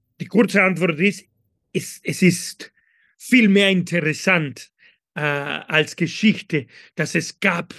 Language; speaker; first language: German; non-native, fluent; Spanish